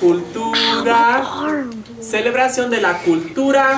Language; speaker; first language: Spanish; non-native, fluent; English